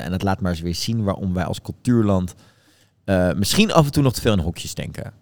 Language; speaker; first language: Dutch; native; Dutch